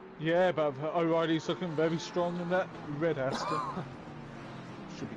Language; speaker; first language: English; native; English